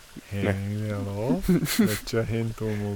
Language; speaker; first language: Japanese; non-native, fluent; English